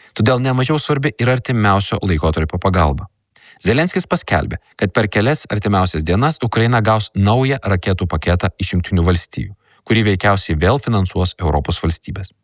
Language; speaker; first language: Lithuanian; native; Lithuanian